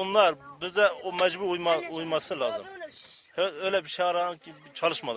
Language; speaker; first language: Turkish; non-native, local second language; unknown